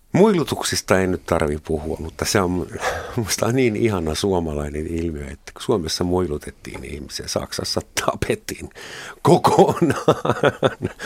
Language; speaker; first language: Finnish; non-native, fluent; German